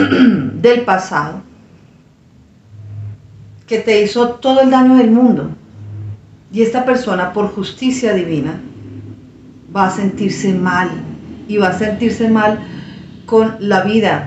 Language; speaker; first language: Spanish; native; Spanish